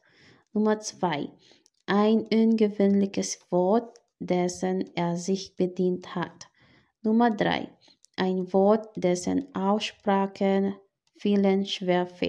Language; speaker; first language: German; non-native, fluent; Filipino